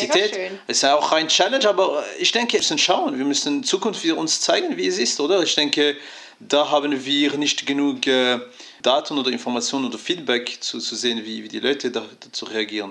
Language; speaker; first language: German; non-native, fluent; French